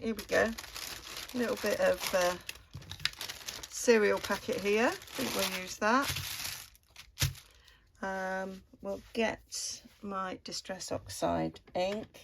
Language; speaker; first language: English; native; English